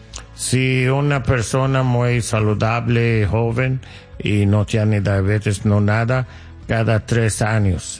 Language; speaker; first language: Spanish; non-native, learner; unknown